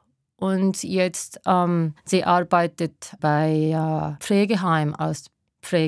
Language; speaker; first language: German; non-native, learner; Japanese